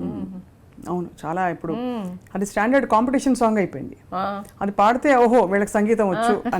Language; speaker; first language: Telugu; native; Telugu